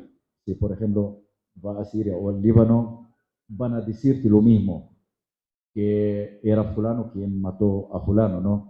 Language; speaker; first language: Spanish; non-native, fluent; Arabic